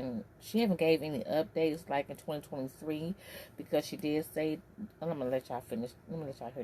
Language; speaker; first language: English; native; English